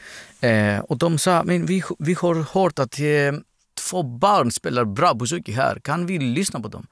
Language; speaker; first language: Swedish; non-native, learner; Greek